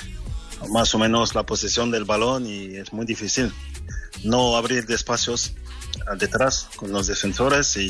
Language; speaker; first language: Spanish; non-native, fluent; French